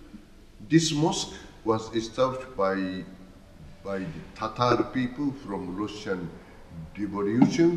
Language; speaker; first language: English; non-native, learner; Japanese